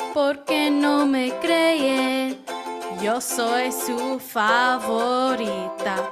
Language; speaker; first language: Spanish; non-native, learner; English